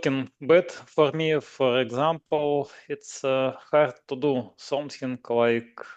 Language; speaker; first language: English; non-native, learner; Russian